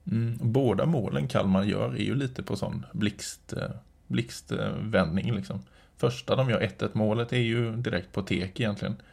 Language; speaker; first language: Swedish; native; Swedish